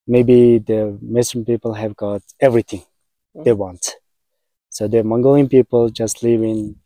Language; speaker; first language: English; non-native, learner; Mongolian